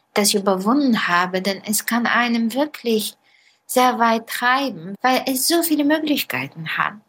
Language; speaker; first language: German; non-native, fluent; Bulgarian